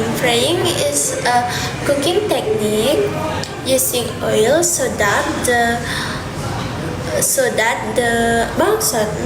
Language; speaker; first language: English; non-native, learner; Indonesian